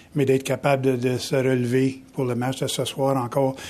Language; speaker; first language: French; native; French